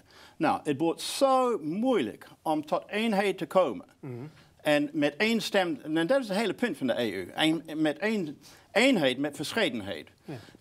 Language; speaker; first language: Dutch; non-native, fluent; English